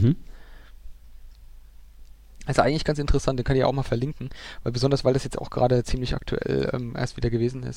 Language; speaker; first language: German; native; German